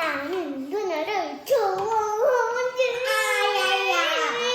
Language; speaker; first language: Korean; early bilingual, heritage; French